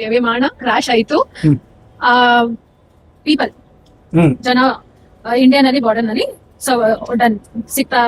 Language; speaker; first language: Kannada; non-native, local second language; Urdu